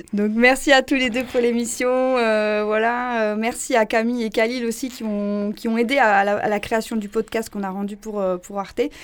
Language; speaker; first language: French; native; French